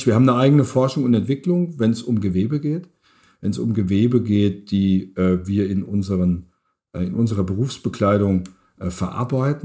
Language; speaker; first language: German; native; German